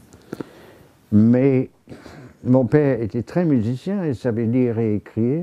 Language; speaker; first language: French; non-native, fluent; English